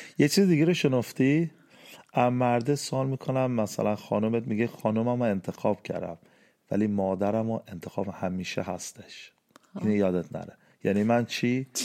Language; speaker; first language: Persian; early bilingual, heritage; Persian